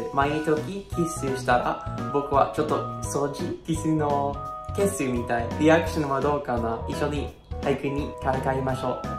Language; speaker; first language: Japanese; non-native, learner; English